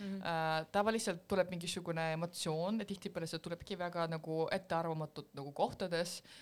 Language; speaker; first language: Estonian; non-native, local second language; Russian